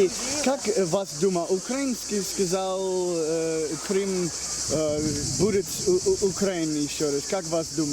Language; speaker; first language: Russian; non-native, learner; English